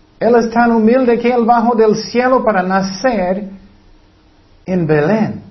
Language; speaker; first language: Spanish; non-native, fluent; English